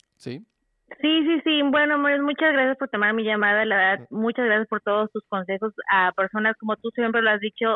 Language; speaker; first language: Spanish; native; Spanish